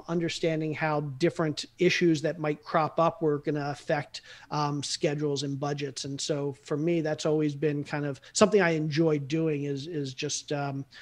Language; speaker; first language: English; native; English